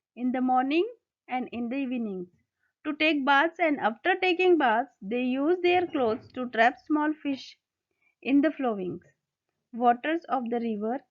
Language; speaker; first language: English; non-native, local second language; Marathi